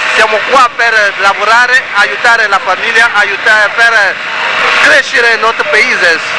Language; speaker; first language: Italian; non-native, learner; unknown